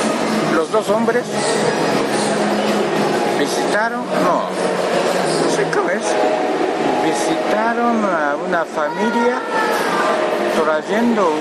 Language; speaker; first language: Spanish; non-native, fluent; Japanese